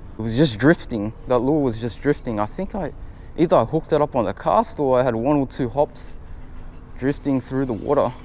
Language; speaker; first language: English; native; English